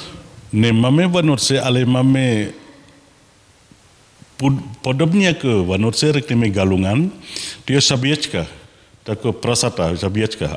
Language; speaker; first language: Czech; non-native, learner; Balinese